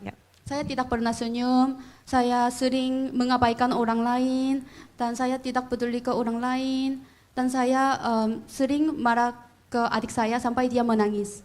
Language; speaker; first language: Indonesian; non-native, fluent; Korean